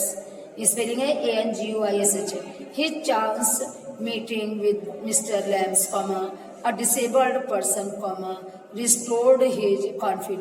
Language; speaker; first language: English; non-native, local second language; Hindi